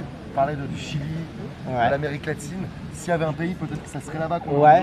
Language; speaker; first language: French; native; French